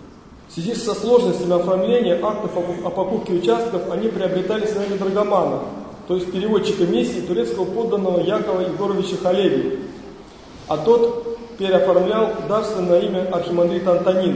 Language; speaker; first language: Russian; native; Russian